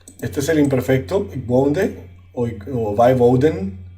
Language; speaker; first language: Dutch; non-native, learner; Spanish